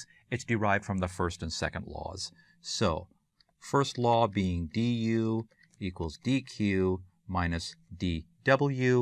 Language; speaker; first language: English; native; English